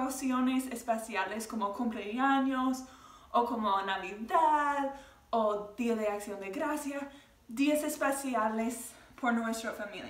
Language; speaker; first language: Spanish; non-native, learner; English